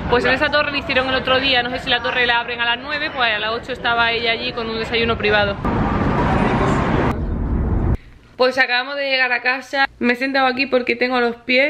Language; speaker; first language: Spanish; native; Spanish